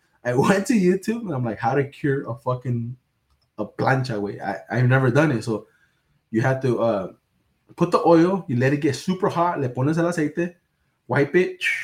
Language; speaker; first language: English; early bilingual, other home language; Spanish